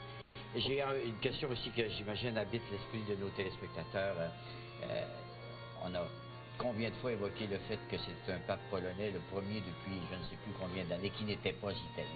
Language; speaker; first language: French; native; French